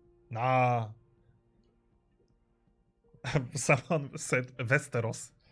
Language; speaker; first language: English; non-native, fluent; Polish